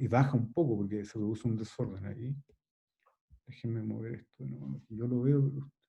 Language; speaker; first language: Spanish; native; Spanish